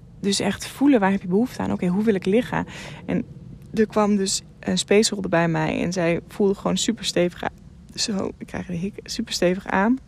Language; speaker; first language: Dutch; non-native, local second language; Western Frisian